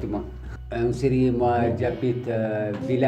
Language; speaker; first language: French; non-native, learner; Arabic